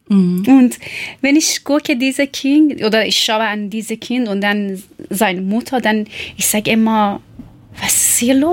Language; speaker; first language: German; non-native, learner; Persian